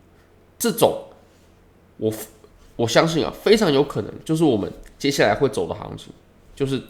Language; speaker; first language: Chinese; native; Chinese